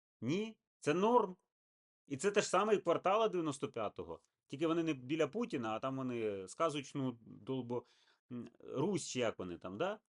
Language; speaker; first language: Ukrainian; native; Ukrainian